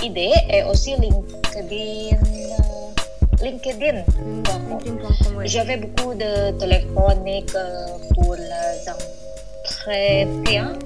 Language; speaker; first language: French; non-native, learner; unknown